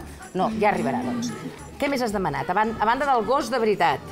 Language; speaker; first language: Catalan; native; Catalan